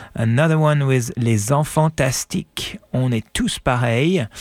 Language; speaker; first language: French; native; French